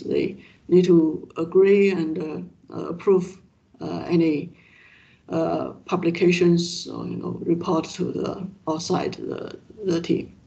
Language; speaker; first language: English; non-native, fluent; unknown